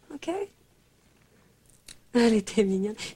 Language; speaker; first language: French; native; French